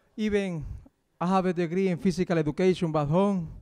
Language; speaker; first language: English; non-native, fluent; Spanish